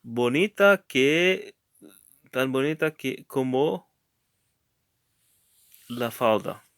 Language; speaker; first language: Spanish; non-native, learner; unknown